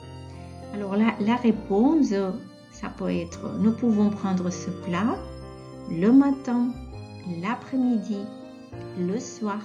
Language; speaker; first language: French; non-native, fluent; Catalan